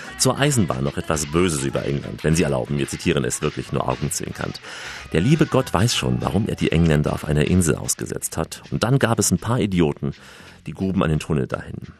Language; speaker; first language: German; non-native, fluent; Russian